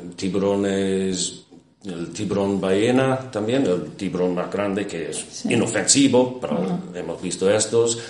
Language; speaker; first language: Spanish; non-native, fluent; English